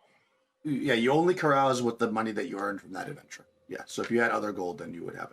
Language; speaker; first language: English; native; English